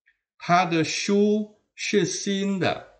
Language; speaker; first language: Chinese; non-native, fluent; Indonesian